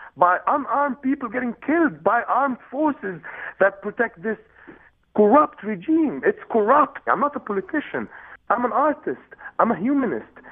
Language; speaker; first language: English; non-native, fluent; Arabic